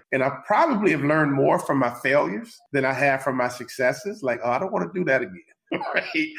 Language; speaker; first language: English; native; English